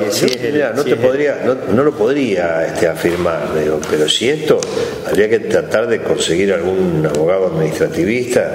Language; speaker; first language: Spanish; native; Spanish